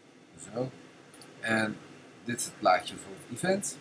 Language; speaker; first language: Dutch; native; Dutch